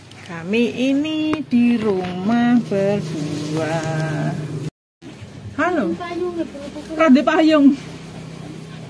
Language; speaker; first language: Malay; non-native, local second language; Javanese